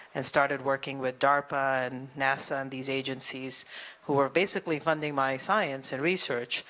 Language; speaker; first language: English; native; English